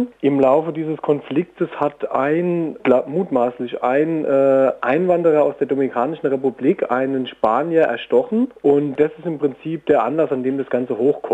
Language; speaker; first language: German; native; German